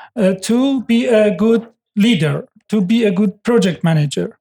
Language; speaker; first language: English; non-native, fluent; Persian